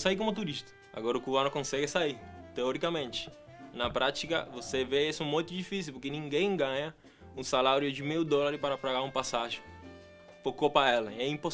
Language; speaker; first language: Portuguese; non-native, fluent; Spanish